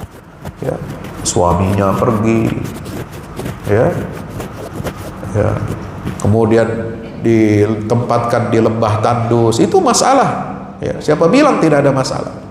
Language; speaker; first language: Indonesian; native; Indonesian